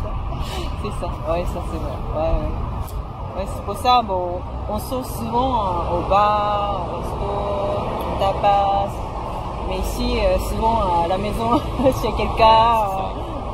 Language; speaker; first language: French; non-native, fluent; Japanese